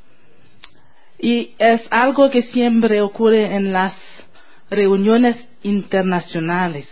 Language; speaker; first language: Spanish; non-native, fluent; Haitian Creole